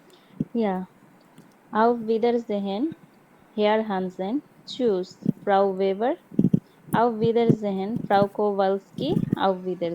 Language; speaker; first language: German; non-native, learner; Bangla